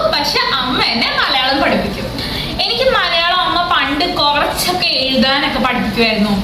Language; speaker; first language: Malayalam; early bilingual, heritage; Malayalam